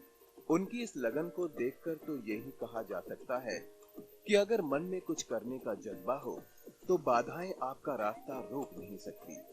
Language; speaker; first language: Hindi; native; Hindi